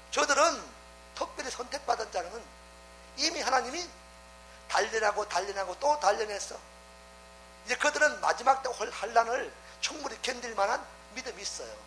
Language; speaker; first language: Korean; native; Korean